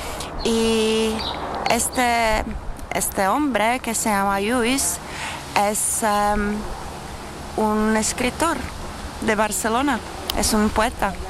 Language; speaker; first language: Spanish; non-native, learner; Czech